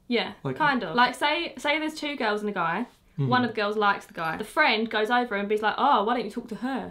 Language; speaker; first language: English; native; English